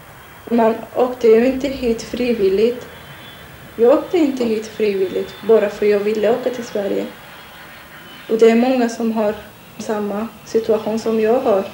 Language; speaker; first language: Swedish; non-native, learner; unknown